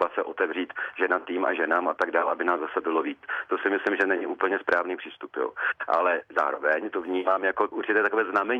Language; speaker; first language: Czech; native; Czech